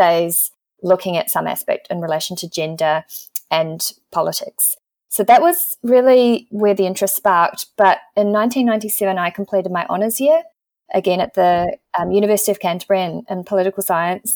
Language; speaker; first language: English; native; English